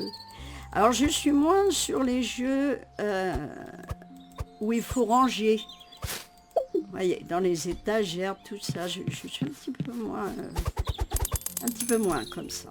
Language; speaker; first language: French; native; French